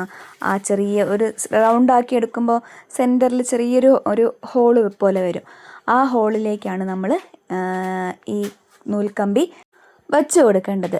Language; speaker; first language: Malayalam; native; Malayalam